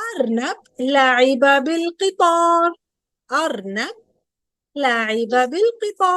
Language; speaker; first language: Arabic; non-native, fluent; Urdu